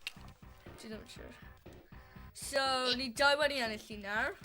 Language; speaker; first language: Welsh; non-native, local second language; English